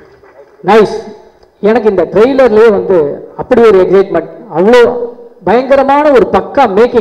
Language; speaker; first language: Tamil; native; Tamil